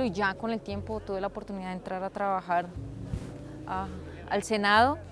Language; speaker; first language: Spanish; native; Spanish